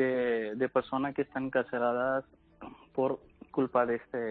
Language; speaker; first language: Spanish; non-native, learner; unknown